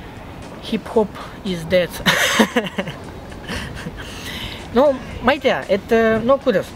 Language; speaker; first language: Estonian; non-native, local second language; Russian